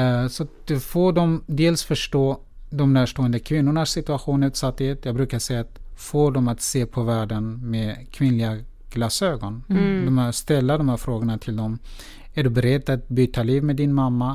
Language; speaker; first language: Swedish; non-native, fluent; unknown